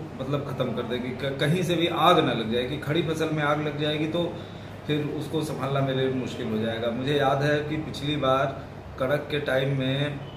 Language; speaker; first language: Hindi; non-native, local second language; Punjabi